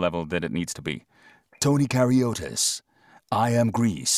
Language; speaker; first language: English; non-native, fluent; Greek